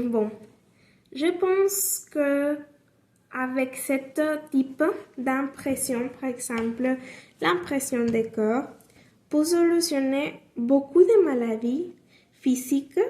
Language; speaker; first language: French; non-native, learner; Spanish